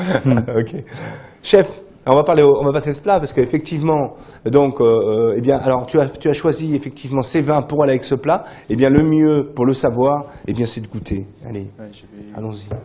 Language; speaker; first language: French; native; French